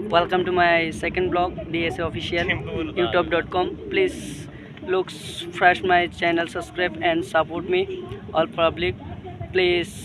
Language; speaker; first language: English; non-native, local second language; Assamese